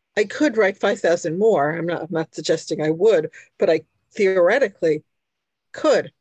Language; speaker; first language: English; early bilingual, other home language; Hungarian